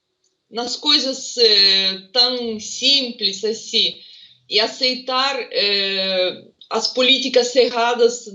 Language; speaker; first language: Portuguese; non-native, fluent; Russian